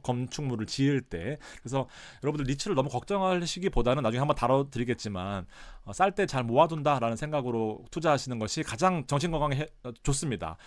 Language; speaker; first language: Korean; native; Korean